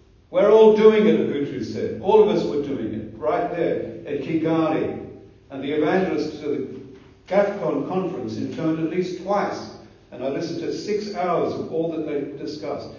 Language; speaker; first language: English; early bilingual, other home language; German